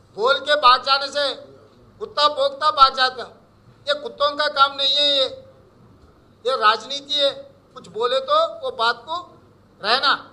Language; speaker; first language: Hindi; non-native, local second language; Telugu